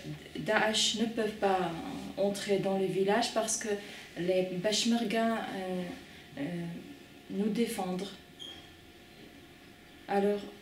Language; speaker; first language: French; non-native, fluent; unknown